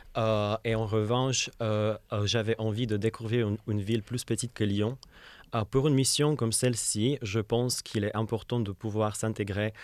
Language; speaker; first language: French; non-native, fluent; Czech